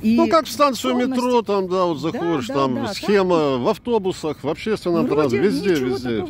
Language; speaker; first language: Russian; native; Russian